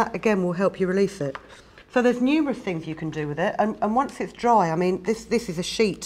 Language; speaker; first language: English; native; English